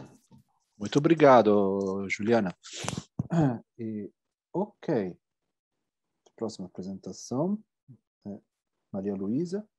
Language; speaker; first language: Portuguese; non-native, fluent; Italian